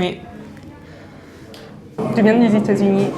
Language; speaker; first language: French; non-native, fluent; English